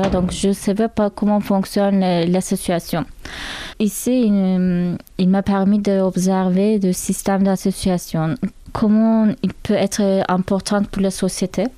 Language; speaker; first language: French; non-native, learner; Turkish